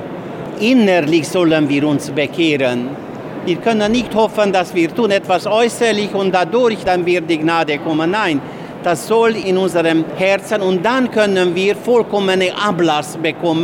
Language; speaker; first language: German; non-native, fluent; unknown